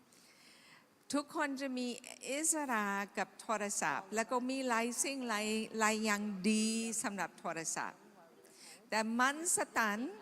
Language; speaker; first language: Thai; non-native, fluent; English